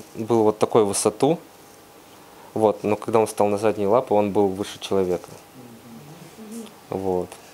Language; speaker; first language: Russian; native; Russian